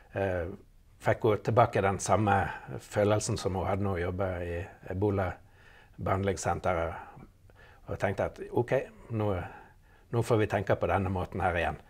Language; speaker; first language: Norwegian; native; Norwegian